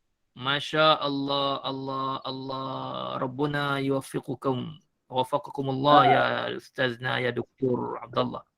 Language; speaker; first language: Arabic; non-native, fluent; Malay